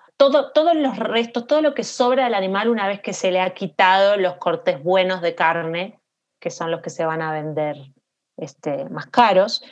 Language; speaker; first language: Spanish; native; Spanish